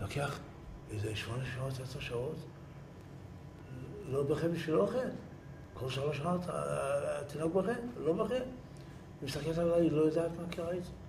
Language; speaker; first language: Hebrew; early bilingual, other home language; Yiddish